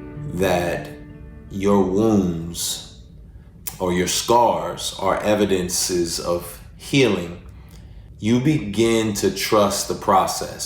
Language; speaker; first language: English; native; English